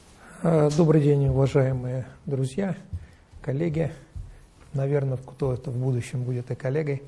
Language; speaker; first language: Russian; native; Russian